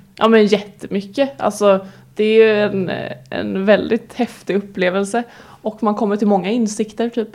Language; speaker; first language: Swedish; native; Swedish